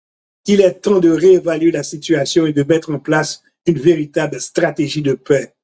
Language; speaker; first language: French; non-native, local second language; Haitian Creole